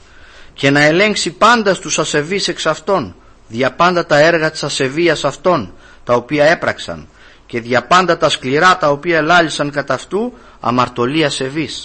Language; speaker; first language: Greek; native; Greek